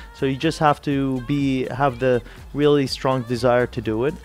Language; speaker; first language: English; non-native, fluent; Arabic